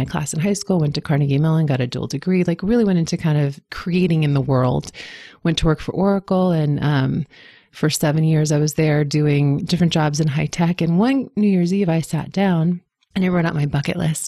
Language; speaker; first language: English; native; English